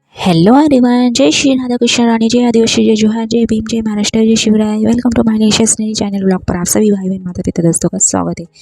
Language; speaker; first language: Hindi; non-native, local second language; Marathi